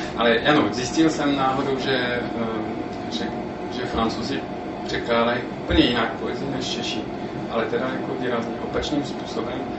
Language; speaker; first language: Czech; non-native, fluent; French